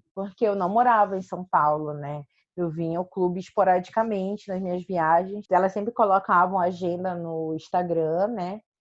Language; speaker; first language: Portuguese; native; Portuguese